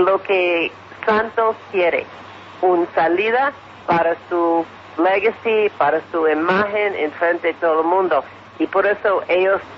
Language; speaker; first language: Spanish; non-native, fluent; English